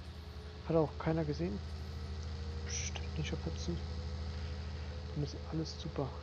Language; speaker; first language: German; native; German